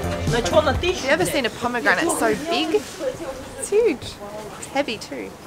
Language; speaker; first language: English; native; English